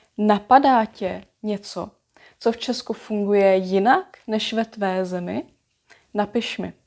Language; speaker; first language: Czech; native; Czech